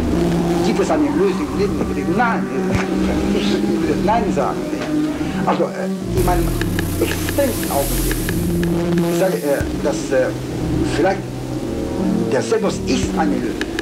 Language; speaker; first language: German; non-native, fluent; Romanian